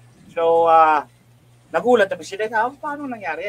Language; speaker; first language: Filipino; native; Filipino